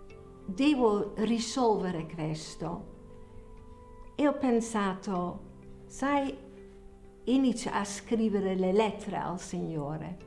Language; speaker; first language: Italian; non-native, fluent; Dutch